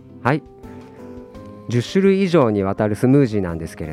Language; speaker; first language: Japanese; native; Japanese